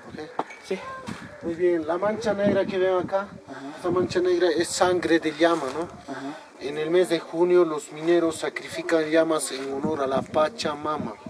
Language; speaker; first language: Spanish; native; Spanish